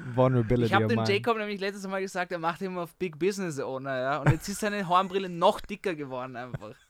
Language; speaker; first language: German; native; German